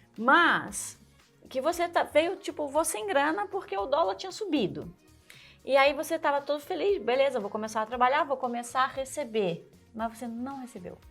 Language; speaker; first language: Portuguese; native; Portuguese